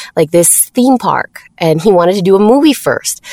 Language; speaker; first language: English; non-native, fluent; Spanish